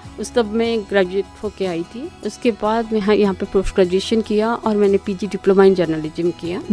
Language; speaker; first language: Hindi; non-native, local second language; Odia